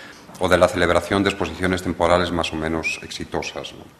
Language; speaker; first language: Spanish; native; Spanish